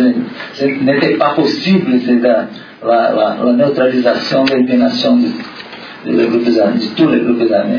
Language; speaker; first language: French; non-native, learner; Portuguese